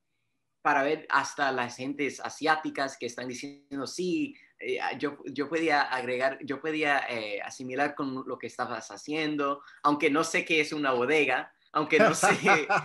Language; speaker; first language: Spanish; early bilingual, heritage; Spanish